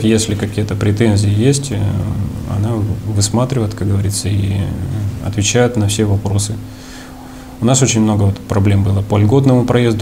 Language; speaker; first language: Russian; native; Russian